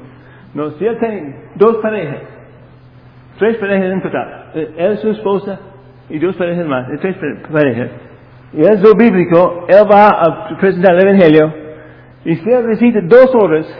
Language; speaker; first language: Spanish; non-native, fluent; English